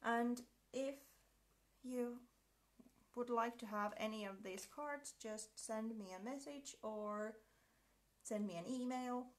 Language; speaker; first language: English; non-native, fluent; Finnish